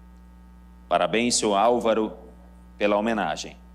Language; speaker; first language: Portuguese; native; Portuguese